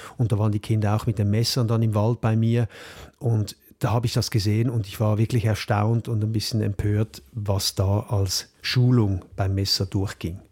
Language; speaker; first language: German; native; German